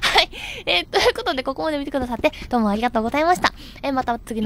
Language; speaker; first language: Japanese; native; Japanese